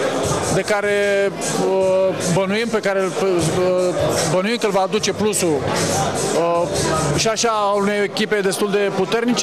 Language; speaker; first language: Romanian; native; Romanian